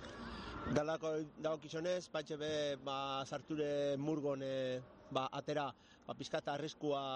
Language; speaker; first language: Basque; native; Basque